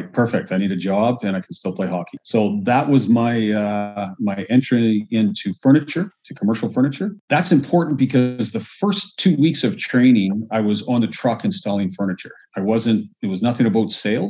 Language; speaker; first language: English; native; English